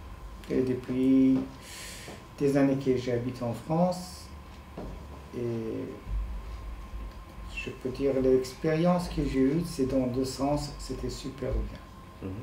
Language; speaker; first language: French; non-native, fluent; Persian